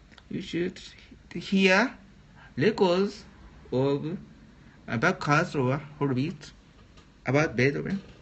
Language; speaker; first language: English; non-native, learner; Japanese